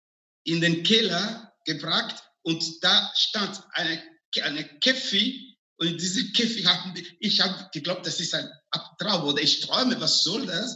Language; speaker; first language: German; non-native, fluent; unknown